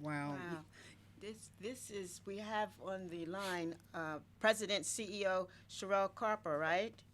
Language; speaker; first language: English; native; English